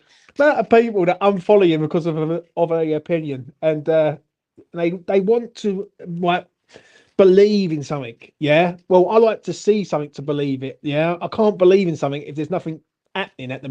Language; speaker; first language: English; native; English